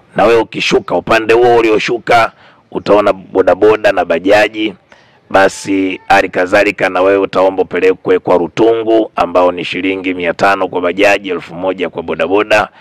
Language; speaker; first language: Swahili; native; Swahili